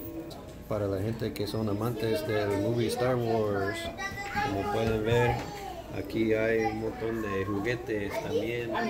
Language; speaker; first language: Spanish; non-native, learner; English